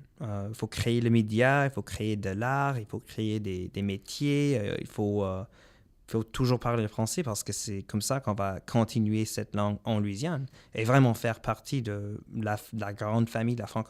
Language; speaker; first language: French; non-native, local second language; English